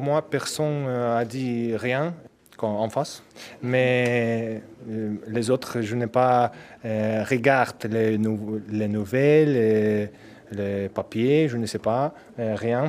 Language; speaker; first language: French; non-native, learner; Russian